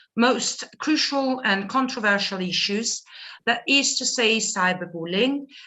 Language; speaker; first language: English; non-native, fluent; Italian